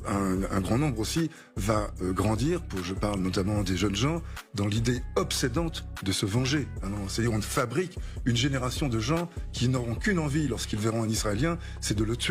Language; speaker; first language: French; native; French